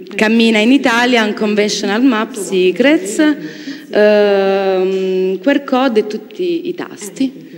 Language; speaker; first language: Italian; native; Italian